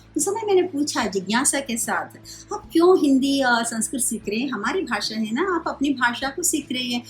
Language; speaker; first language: Hindi; non-native, local second language; Telugu